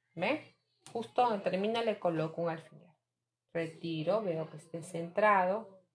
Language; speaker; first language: Spanish; native; Spanish